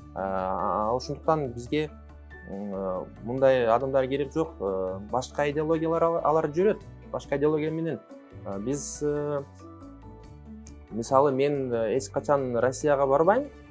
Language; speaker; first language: Kyrgyz; non-native, local second language; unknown